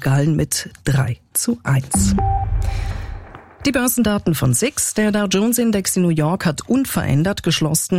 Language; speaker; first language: German; native; German